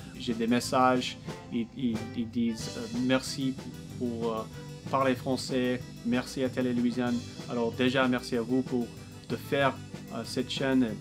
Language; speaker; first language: French; non-native, local second language; English